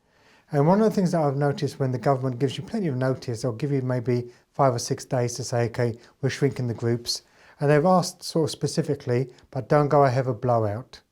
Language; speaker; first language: English; native; English